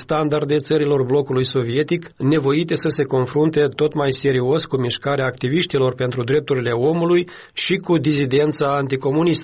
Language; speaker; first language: Romanian; native; Romanian